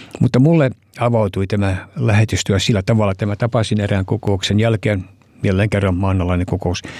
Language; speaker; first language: Finnish; early bilingual, heritage; Finnish